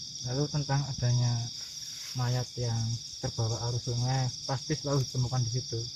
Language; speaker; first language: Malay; non-native, local second language; Javanese